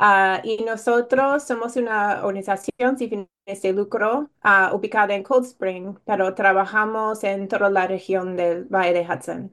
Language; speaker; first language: Spanish; non-native, fluent; English